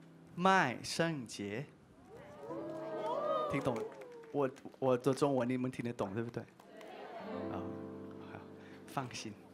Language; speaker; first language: Chinese; non-native, learner; Thai